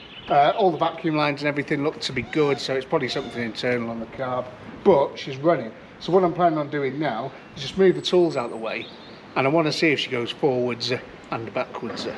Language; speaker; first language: English; native; English